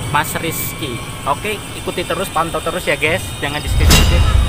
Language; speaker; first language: Indonesian; native; Indonesian